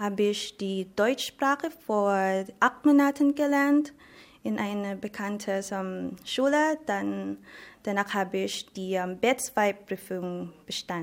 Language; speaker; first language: German; non-native, learner; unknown